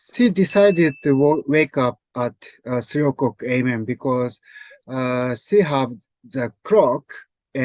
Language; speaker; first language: English; non-native, learner; Japanese